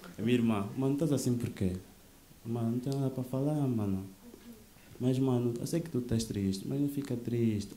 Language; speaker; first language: Portuguese; native; Portuguese